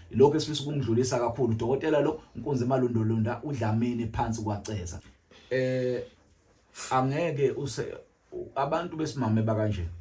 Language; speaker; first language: Zulu; native; Zulu